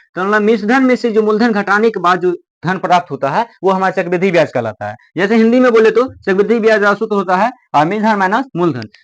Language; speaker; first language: Hindi; native; Hindi